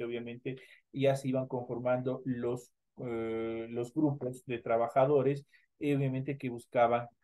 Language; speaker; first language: Spanish; native; Spanish